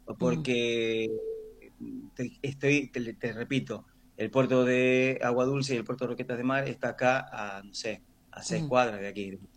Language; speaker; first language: Spanish; native; Spanish